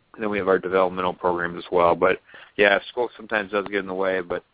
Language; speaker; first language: English; native; English